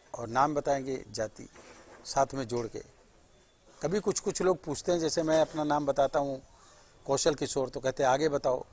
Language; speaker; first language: Hindi; native; Hindi